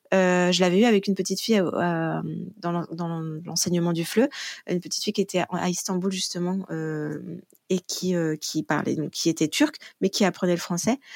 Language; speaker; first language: French; native; French